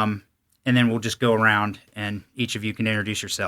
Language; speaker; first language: English; native; English